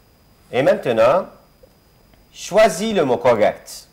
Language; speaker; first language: French; non-native, fluent; Arabic